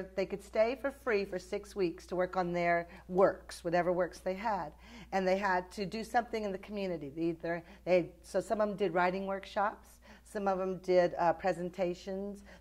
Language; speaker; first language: English; native; English